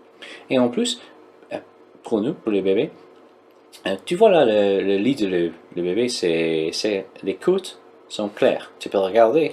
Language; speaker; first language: French; non-native, learner; English